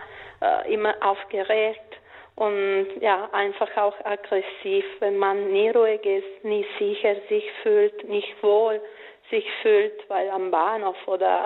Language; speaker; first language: German; non-native, fluent; Italian